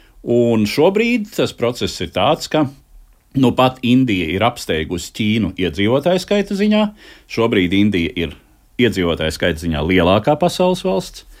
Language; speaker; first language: Latvian; native; Latvian